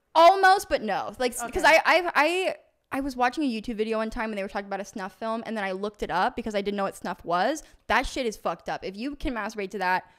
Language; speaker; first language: English; native; English